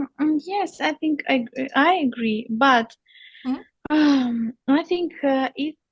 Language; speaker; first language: English; non-native, learner; Russian